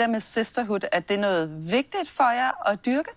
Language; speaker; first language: Danish; native; Danish